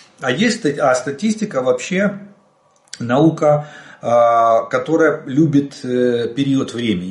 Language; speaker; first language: Russian; native; Russian